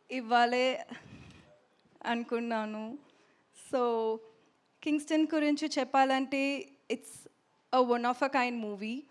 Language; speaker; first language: Telugu; non-native, local second language; Tamil